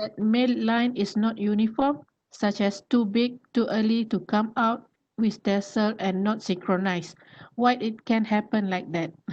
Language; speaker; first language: English; non-native, fluent; Malay